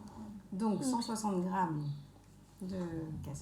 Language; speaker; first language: French; native; French